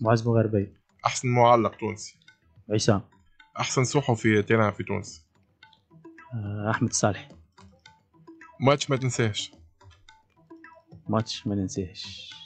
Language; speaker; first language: Arabic; native; Arabic